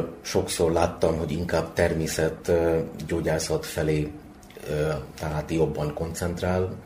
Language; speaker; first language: Hungarian; non-native, fluent; Bangla